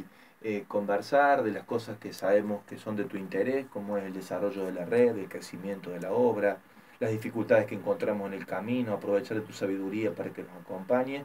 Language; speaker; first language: Spanish; native; Spanish